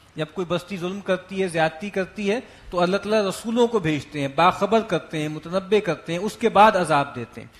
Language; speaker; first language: Urdu; native; Urdu